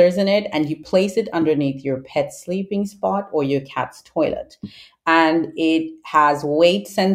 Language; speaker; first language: English; non-native, local second language; Shona